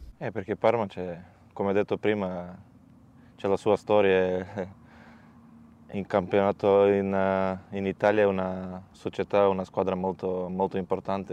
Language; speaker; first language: Italian; non-native, fluent; Macedonian